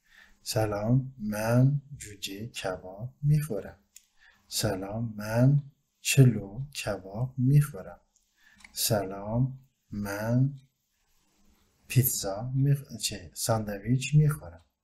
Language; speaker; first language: Persian; non-native, fluent; Turkish